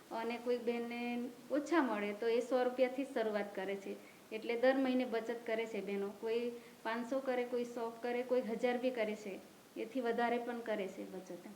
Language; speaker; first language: Gujarati; non-native, local second language; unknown